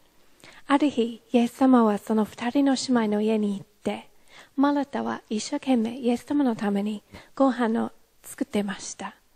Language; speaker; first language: Japanese; non-native, fluent; English